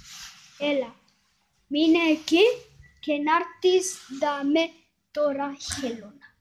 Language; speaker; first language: Greek; early bilingual, heritage; Greek